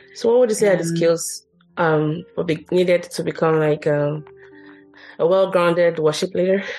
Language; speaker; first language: English; non-native, local second language; Yoruba